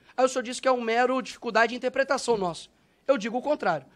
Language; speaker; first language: Portuguese; native; Portuguese